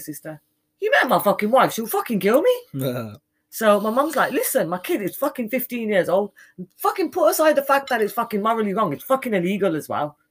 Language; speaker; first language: English; native; English